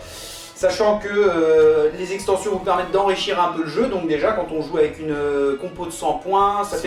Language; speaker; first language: French; native; French